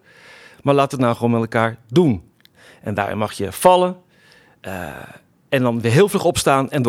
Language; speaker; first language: Dutch; native; Dutch